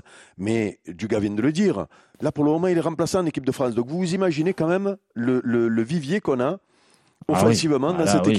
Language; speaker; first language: French; native; French